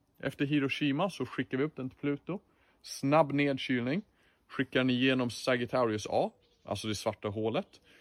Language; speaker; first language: Swedish; early bilingual, other home language; English